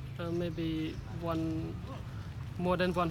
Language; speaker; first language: English; non-native, learner; Khmer